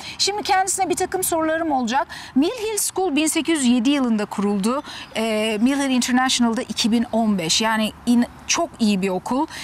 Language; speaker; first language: Turkish; native; Turkish